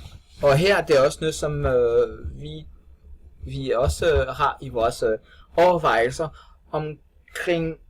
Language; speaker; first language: Danish; non-native, fluent; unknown